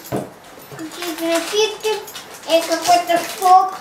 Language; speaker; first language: Russian; native; Russian